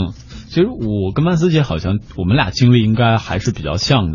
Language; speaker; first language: Chinese; native; Chinese